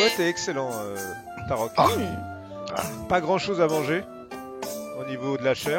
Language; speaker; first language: French; native; French